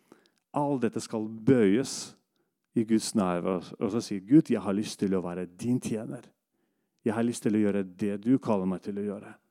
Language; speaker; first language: Norwegian; non-native, fluent; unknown